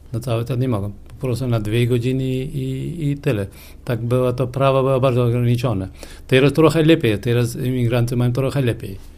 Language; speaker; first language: Polish; non-native, fluent; Persian